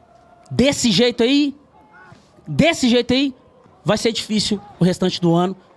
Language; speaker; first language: Portuguese; native; Portuguese